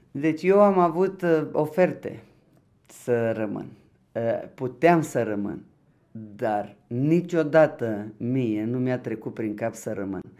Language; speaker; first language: Romanian; non-native, local second language; Ukrainian